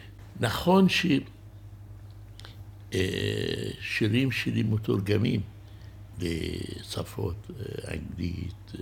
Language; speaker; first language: Hebrew; non-native, local second language; Arabic